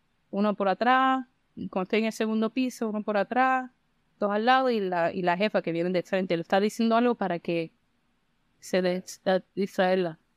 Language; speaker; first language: Spanish; early bilingual, heritage; Spanish